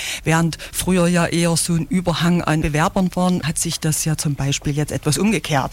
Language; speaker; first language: German; native; German